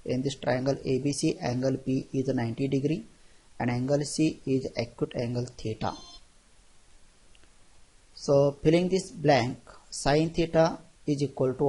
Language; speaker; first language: English; non-native, local second language; Marathi